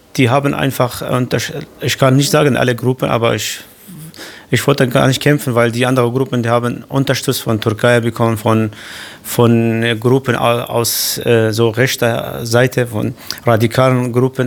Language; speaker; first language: German; non-native, local second language; Kurdish